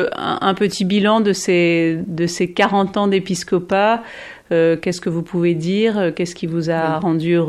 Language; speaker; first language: French; native; French